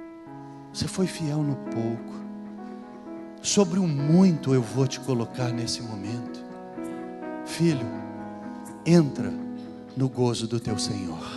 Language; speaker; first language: Portuguese; native; Portuguese